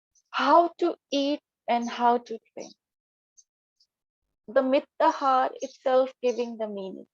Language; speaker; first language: English; non-native, local second language; Hindi